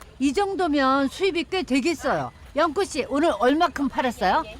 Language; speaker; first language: Korean; native; Korean